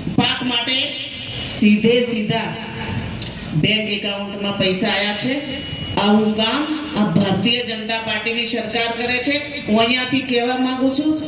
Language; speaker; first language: Gujarati; non-native, local second language; Rathawi